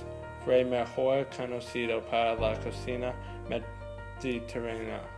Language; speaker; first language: Spanish; non-native, learner; English